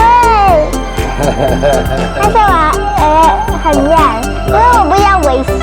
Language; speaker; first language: Chinese; early bilingual, heritage; English